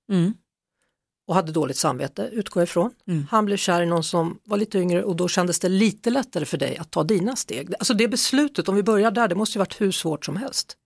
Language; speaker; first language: Swedish; native; Swedish